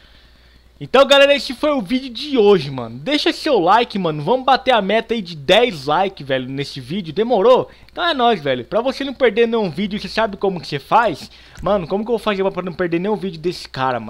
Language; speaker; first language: Portuguese; native; Portuguese